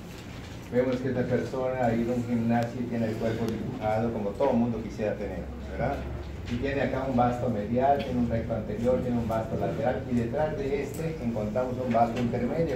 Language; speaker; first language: Spanish; native; Spanish